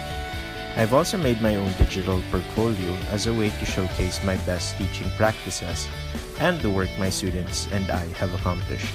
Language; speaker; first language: English; non-native, local second language; Filipino